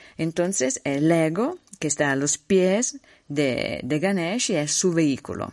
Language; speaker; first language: Spanish; non-native, fluent; Italian